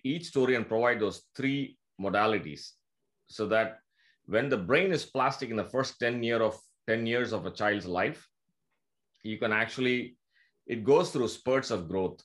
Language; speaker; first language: English; non-native, local second language; Tamil